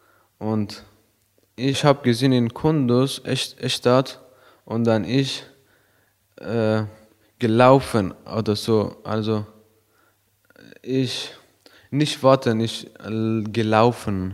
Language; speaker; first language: German; non-native, learner; Persian